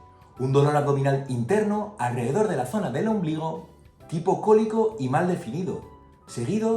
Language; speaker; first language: Spanish; native; Spanish